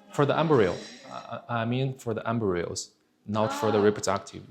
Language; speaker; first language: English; non-native, learner; Chinese